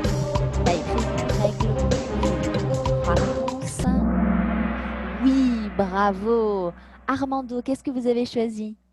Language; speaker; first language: French; native; French